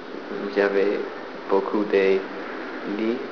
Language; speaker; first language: French; non-native, learner; English